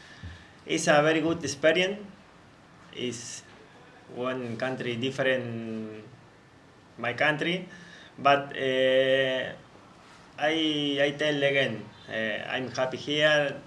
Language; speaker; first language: English; non-native, learner; Spanish